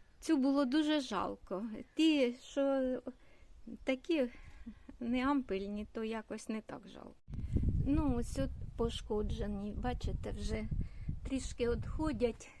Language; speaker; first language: Ukrainian; non-native, local second language; Russian